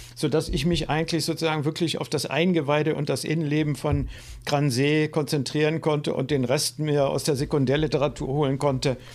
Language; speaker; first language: German; native; German